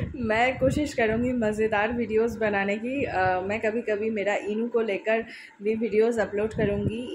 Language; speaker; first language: Hindi; non-native, local second language; Bangla